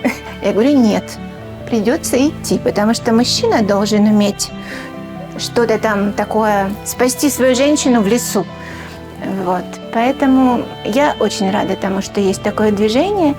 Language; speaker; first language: Russian; native; Russian